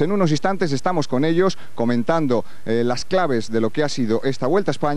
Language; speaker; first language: Spanish; native; Spanish